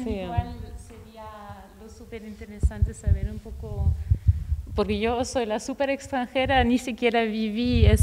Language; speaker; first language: Spanish; non-native, fluent; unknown